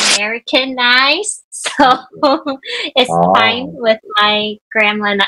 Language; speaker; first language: English; native; English